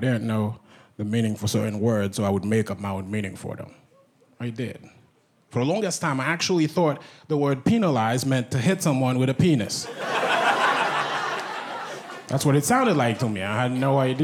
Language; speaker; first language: English; non-native, fluent; Haitian Creole